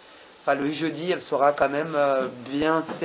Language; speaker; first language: French; native; French